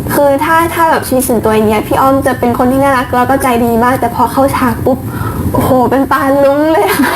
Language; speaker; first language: Thai; early bilingual, other home language; German